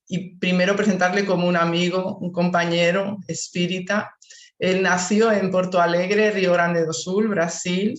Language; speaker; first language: Spanish; native; Spanish